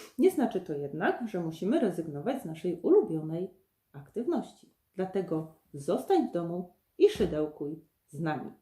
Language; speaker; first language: Polish; native; Polish